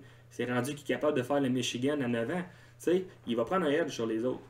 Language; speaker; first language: French; native; French